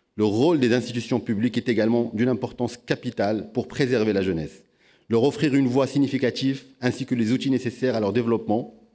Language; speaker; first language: French; non-native, local second language; Arabic